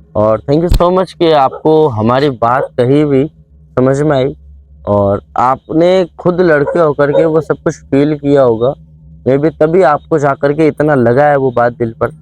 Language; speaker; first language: Hindi; native; Hindi